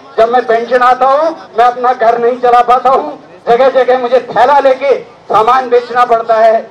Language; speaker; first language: Hindi; native; Hindi